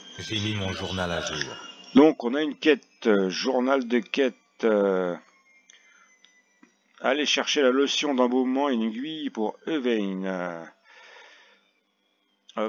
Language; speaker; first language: French; native; French